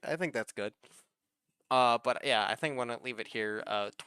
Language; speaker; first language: English; native; English